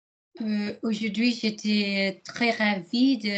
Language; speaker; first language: French; non-native, learner; English